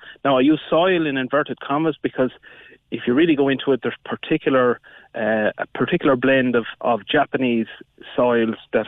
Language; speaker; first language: English; native; English